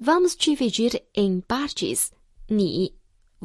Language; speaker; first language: Portuguese; non-native, fluent; Chinese